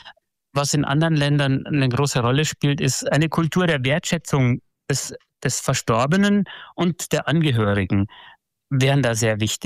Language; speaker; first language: German; native; German